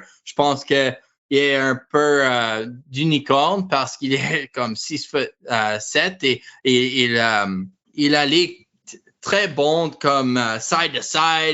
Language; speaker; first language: French; non-native, learner; English